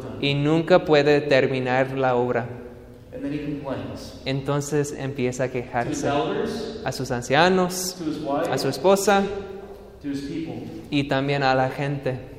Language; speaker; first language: Spanish; non-native, fluent; English